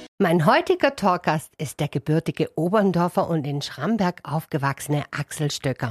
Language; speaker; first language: German; native; German